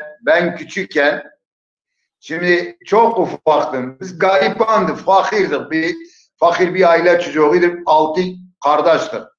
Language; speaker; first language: Turkish; non-native, local second language; Zaza